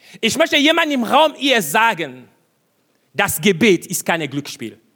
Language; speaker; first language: German; non-native, fluent; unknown